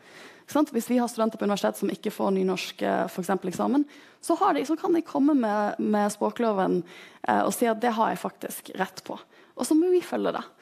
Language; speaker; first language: Norwegian; native; Norwegian